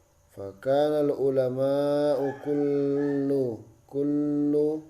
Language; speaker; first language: Arabic; non-native, fluent; Indonesian